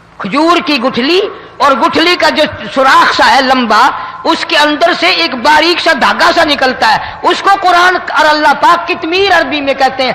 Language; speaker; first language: Urdu; non-native, local second language; Punjabi